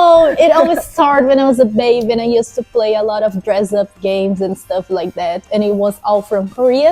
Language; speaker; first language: English; non-native, fluent; Portuguese